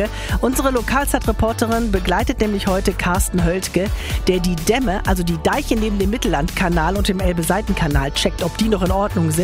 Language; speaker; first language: German; native; German